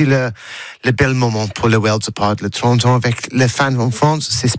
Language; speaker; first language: French; non-native, learner; English